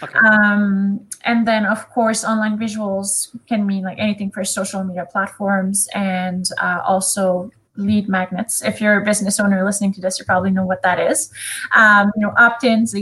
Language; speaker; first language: English; non-native, fluent; French